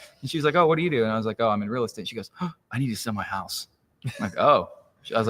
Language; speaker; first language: English; native; English